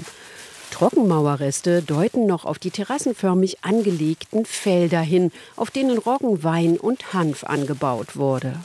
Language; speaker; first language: German; native; German